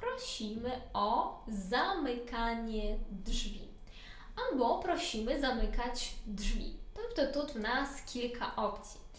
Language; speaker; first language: Polish; non-native, learner; Ukrainian